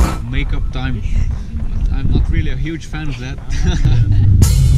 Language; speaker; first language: English; non-native, fluent; Slovenian